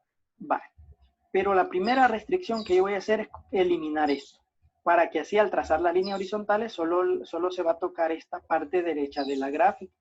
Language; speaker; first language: Spanish; native; Spanish